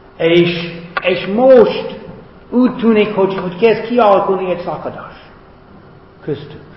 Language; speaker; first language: Hungarian; non-native, fluent; English